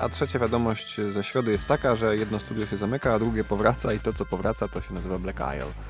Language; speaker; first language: Polish; native; Polish